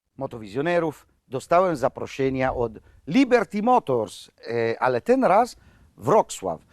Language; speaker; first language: Polish; non-native, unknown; Italian